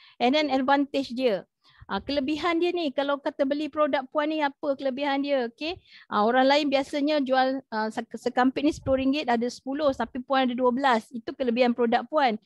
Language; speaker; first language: Malay; native; Malay